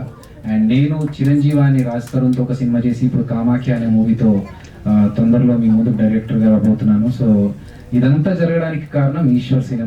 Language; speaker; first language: Telugu; native; Telugu